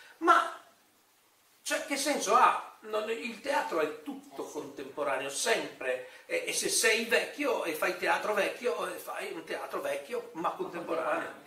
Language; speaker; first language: Italian; native; Italian